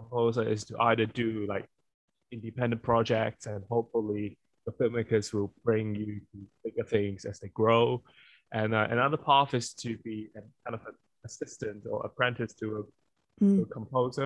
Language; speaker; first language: English; non-native, local second language; Cantonese